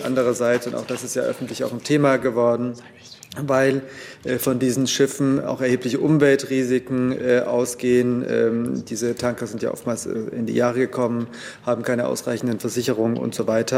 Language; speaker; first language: German; native; German